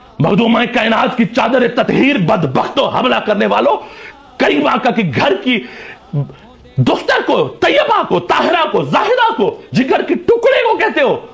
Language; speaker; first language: Urdu; non-native, local second language; Saraiki